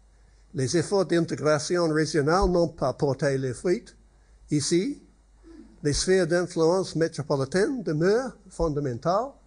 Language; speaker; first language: French; non-native, learner; English